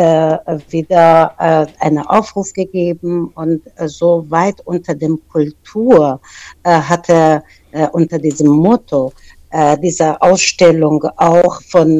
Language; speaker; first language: German; non-native, fluent; Persian